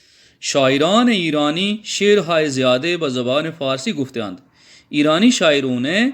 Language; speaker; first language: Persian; non-native, fluent; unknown